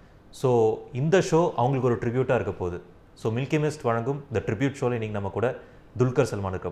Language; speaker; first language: Tamil; native; Tamil